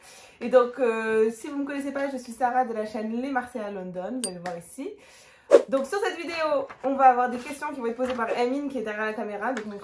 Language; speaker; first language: French; native; French